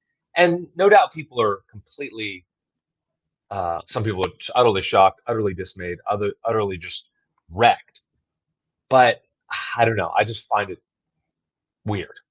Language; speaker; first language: English; native; English